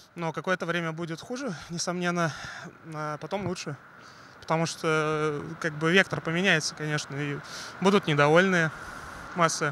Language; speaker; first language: Russian; native; Russian